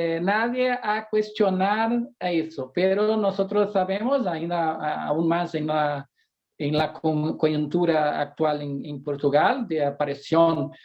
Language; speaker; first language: Spanish; non-native, fluent; Portuguese